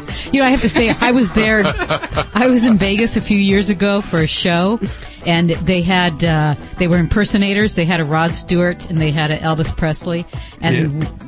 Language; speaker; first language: English; native; English